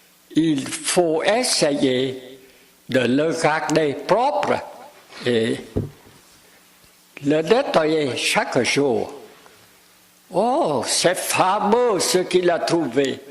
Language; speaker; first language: French; non-native, fluent; Vietnamese